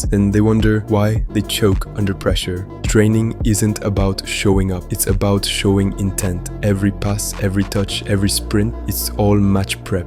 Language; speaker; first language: English; native; English